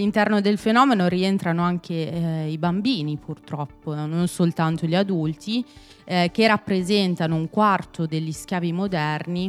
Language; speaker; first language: Italian; native; Italian